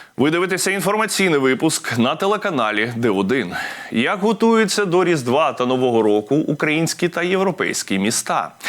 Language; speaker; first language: Ukrainian; native; Ukrainian